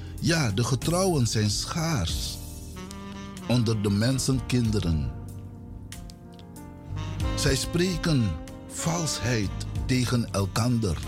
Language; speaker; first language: Dutch; non-native, local second language; Sranan Tongo